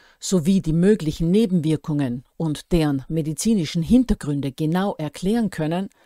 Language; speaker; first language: German; native; German